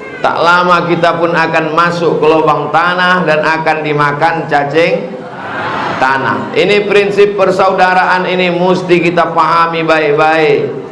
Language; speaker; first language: Indonesian; native; Indonesian